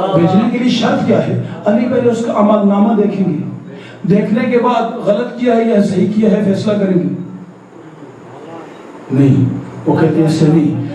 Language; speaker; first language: Urdu; native; Urdu